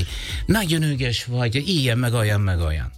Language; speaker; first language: Hungarian; non-native, learner; Italian